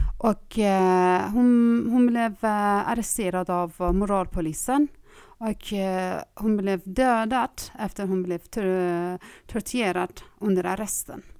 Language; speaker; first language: Swedish; non-native, fluent; Persian